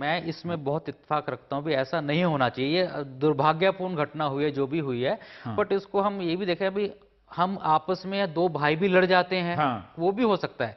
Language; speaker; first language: Hindi; native; Hindi